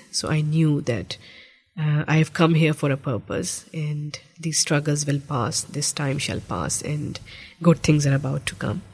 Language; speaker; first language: English; non-native, local second language; Urdu